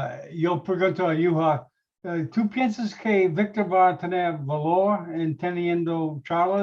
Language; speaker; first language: Spanish; non-native, learner; English